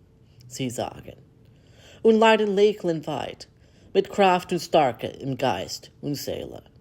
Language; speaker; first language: German; non-native, learner; English